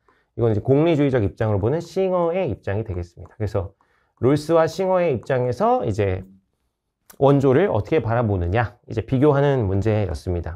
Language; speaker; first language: Korean; native; Korean